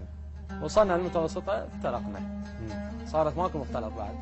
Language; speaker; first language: Arabic; native; Arabic